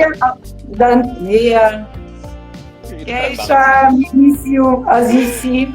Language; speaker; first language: Indonesian; non-native, fluent; Russian